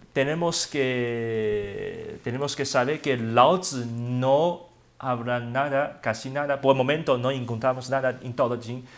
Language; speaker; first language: Spanish; non-native, learner; Wu Chinese